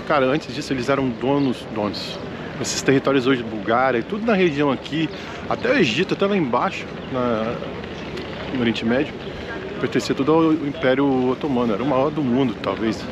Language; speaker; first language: Portuguese; native; Portuguese